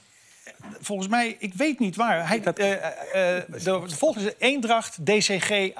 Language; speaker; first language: Dutch; native; Dutch